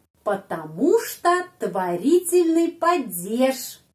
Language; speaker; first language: Russian; non-native, fluent; Indonesian